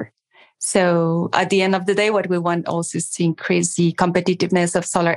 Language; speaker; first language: English; non-native, fluent; Spanish